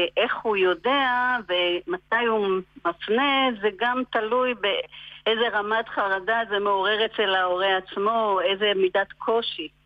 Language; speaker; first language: Hebrew; native; Hebrew